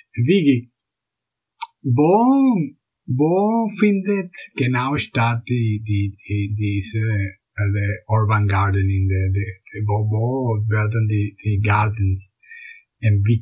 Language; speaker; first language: German; non-native, fluent; Spanish